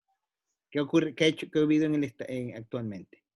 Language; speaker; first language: Spanish; native; Spanish